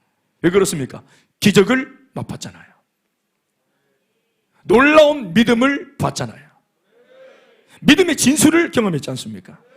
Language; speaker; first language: Korean; native; Korean